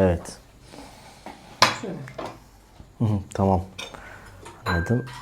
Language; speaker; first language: Turkish; non-native, learner; French